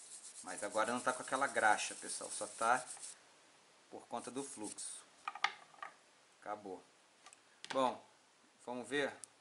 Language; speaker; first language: Portuguese; native; Portuguese